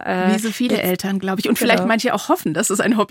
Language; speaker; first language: German; native; German